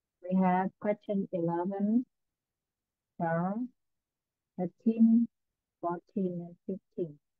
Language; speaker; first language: English; non-native, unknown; Vietnamese